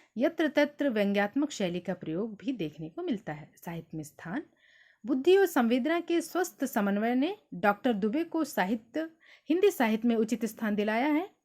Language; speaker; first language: Hindi; native; Hindi